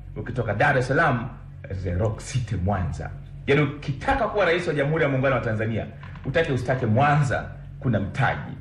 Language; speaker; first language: Swahili; native; Swahili